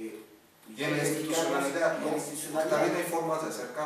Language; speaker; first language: Spanish; native; Spanish